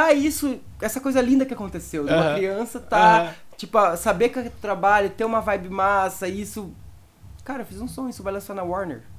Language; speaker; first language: Portuguese; native; Portuguese